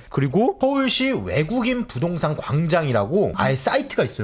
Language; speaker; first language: Korean; native; Korean